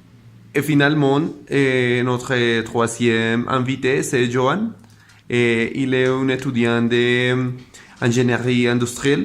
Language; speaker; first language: French; non-native, learner; Spanish